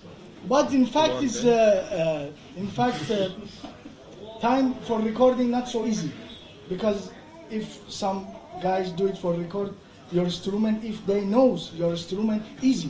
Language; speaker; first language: English; non-native, learner; Persian